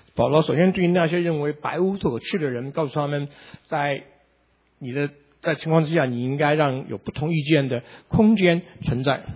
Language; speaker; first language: Chinese; native; Chinese